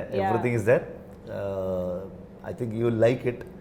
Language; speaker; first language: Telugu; non-native, learner; Kannada